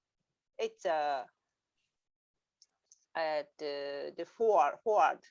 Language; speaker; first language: English; non-native, learner; Japanese